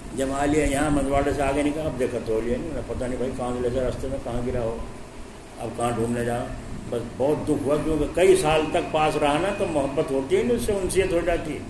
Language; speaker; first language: Urdu; native; Urdu